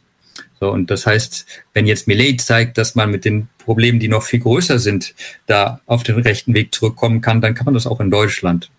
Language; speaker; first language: German; native; German